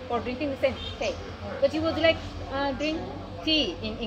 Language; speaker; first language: English; non-native, local second language; Indonesian